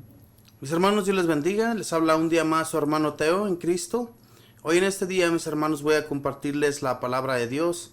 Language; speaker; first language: Spanish; native; Spanish